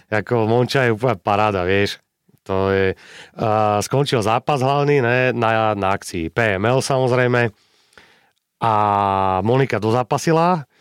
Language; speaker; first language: Slovak; native; Slovak